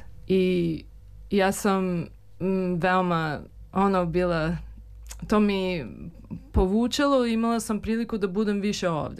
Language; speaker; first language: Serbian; early bilingual, heritage; Serbian